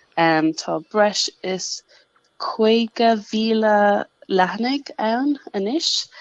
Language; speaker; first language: Irish; non-native, local second language; English